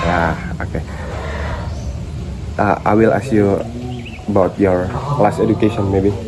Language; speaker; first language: English; non-native, learner; Indonesian